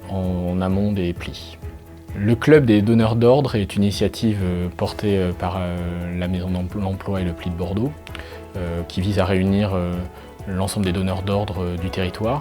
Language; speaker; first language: French; native; French